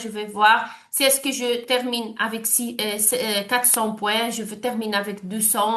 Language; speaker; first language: French; non-native, learner; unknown